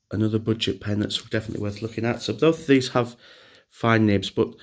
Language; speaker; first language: English; native; English